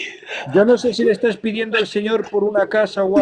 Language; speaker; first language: Spanish; native; Spanish